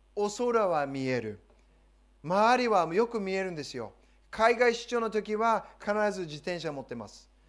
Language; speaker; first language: Japanese; non-native, fluent; English